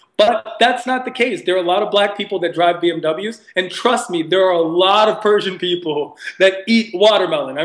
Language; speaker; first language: English; early bilingual, other home language; Persian